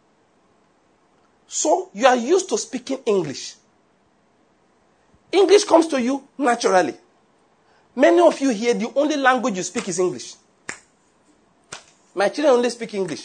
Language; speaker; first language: English; non-native, local second language; Yoruba